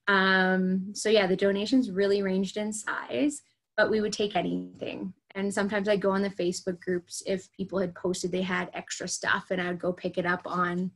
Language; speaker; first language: English; native; English